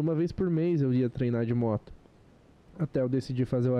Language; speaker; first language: Portuguese; native; Portuguese